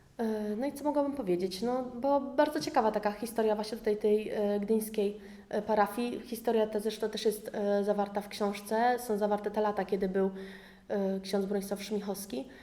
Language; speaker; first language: Polish; native; Polish